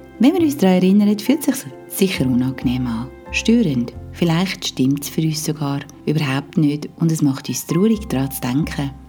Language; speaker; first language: German; native; German